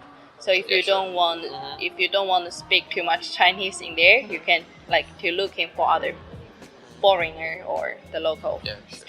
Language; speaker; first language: English; non-native, learner; Chinese